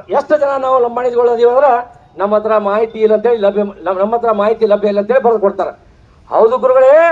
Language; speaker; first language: Kannada; non-native, local second language; Lambadi